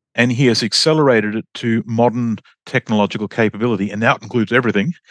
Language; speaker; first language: English; native; English